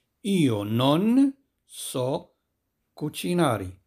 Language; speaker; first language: Italian; non-native, fluent; Arabic